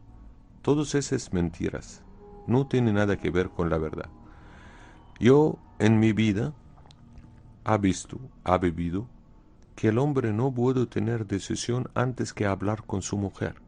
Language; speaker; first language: Spanish; non-native, fluent; Arabic